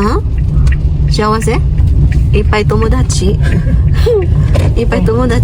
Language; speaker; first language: Japanese; non-native, learner; Cebuano